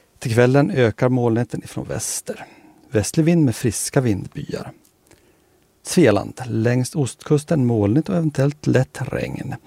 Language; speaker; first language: Swedish; native; Swedish